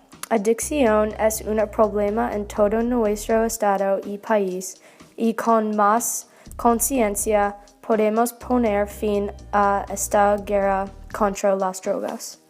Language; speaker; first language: Spanish; non-native, learner; English